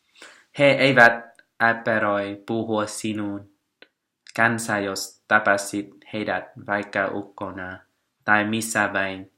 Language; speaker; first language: Finnish; non-native, learner; Vietnamese